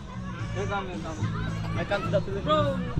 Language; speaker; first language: English; non-native, local second language; Filipino